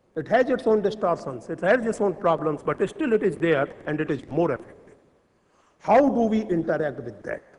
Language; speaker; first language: English; non-native, local second language; Hindi